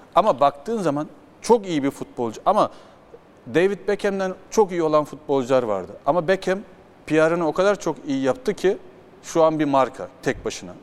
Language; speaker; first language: Turkish; early bilingual, heritage; Turkish